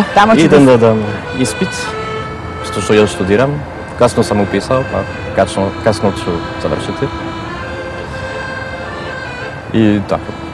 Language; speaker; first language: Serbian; non-native, fluent; French